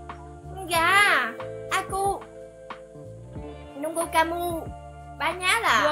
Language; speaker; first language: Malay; non-native, learner; Vietnamese